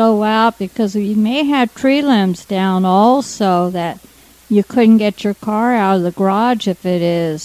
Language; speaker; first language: English; native; English